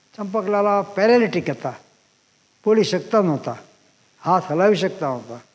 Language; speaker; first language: Gujarati; native; Gujarati